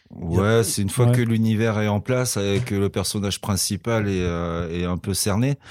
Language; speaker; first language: French; native; French